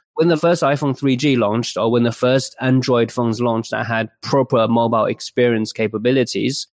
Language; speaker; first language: English; early bilingual, other home language; Chinese